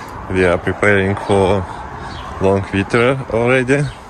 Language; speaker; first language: English; non-native, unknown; Russian